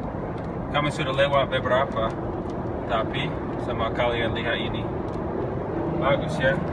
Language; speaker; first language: Indonesian; non-native, fluent; English